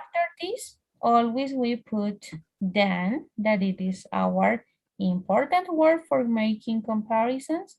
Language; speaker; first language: English; non-native, fluent; Spanish